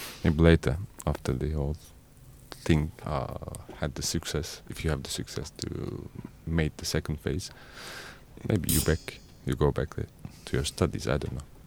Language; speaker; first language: English; non-native, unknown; Turkish